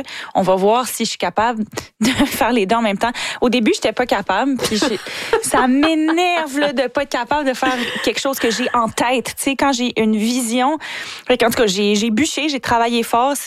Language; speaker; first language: French; native; French